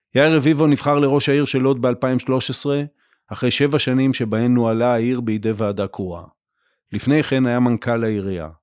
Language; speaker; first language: Hebrew; native; Hebrew